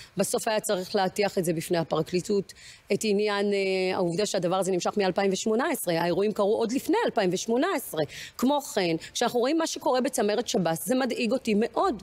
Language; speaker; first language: Hebrew; early bilingual, other home language; Amharic